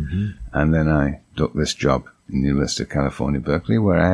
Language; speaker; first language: English; native; English